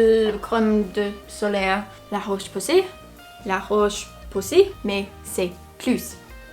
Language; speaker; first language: French; non-native, learner; English